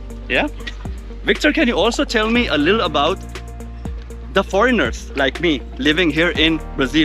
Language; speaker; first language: English; non-native, fluent; Hindi